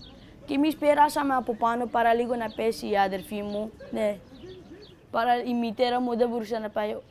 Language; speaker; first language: Greek; non-native, learner; Persian